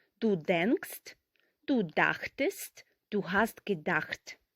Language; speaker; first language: German; non-native, fluent; Ukrainian